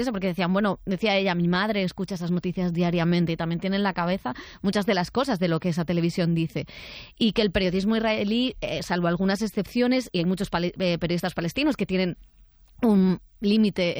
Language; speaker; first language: Spanish; native; Spanish